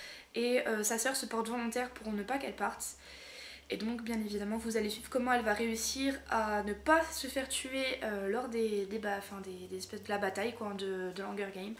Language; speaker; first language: French; native; French